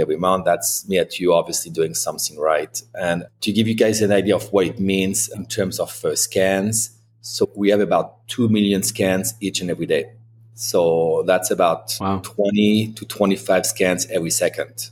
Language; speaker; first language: English; non-native, fluent; French